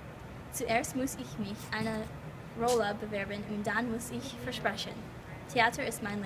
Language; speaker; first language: German; non-native, learner; English